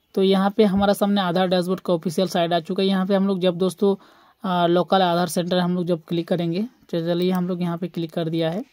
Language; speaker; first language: Hindi; non-native, local second language; Bangla